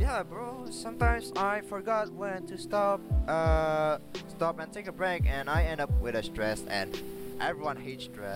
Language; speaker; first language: English; non-native, learner; Indonesian